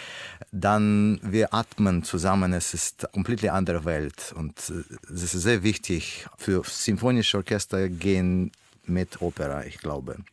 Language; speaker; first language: German; non-native, learner; Russian